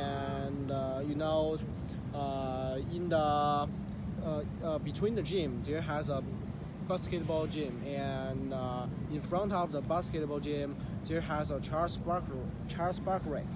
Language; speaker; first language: English; non-native, learner; Chinese